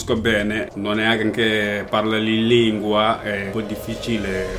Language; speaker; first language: Italian; non-native, learner; Wolof